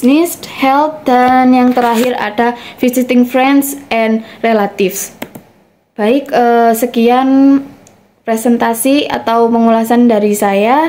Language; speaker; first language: Indonesian; native; Indonesian